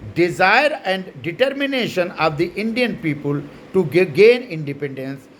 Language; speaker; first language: English; non-native, local second language; Hindi